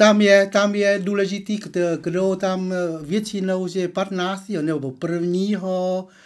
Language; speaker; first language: Czech; non-native, learner; Vietnamese